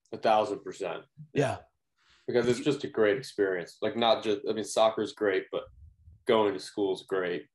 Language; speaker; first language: English; native; English